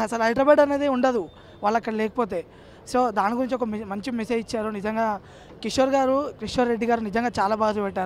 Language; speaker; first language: Telugu; native; Telugu